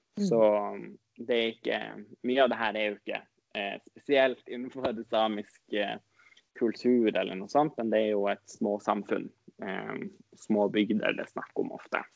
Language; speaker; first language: Norwegian; non-native, local second language; Northern Sami